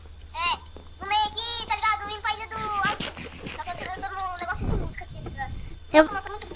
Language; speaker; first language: Portuguese; native; Portuguese